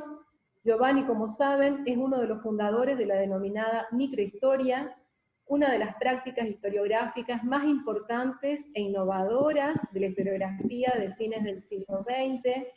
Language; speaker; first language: Spanish; native; Spanish